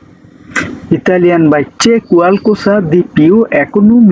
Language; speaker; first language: Italian; non-native, learner; Bangla